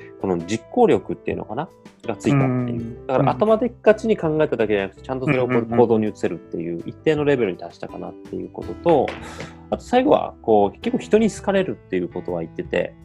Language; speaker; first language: Japanese; native; Japanese